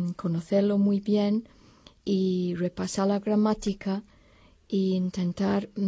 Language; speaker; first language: Spanish; non-native, fluent; English